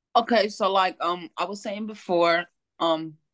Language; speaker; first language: English; native; English